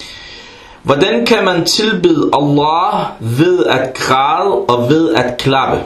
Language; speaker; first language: Danish; early bilingual, other home language; Arabic